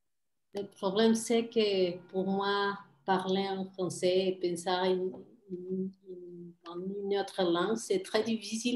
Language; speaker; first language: French; non-native, fluent; Spanish